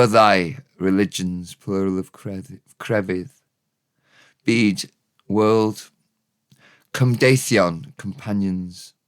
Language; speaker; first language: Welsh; non-native, learner; English